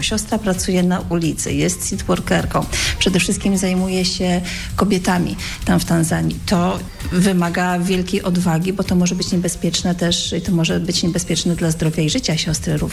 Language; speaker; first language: Polish; native; Polish